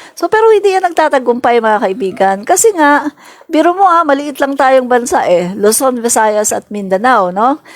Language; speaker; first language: Filipino; non-native, local second language; Cebuano